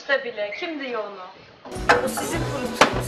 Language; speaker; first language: Turkish; native; Turkish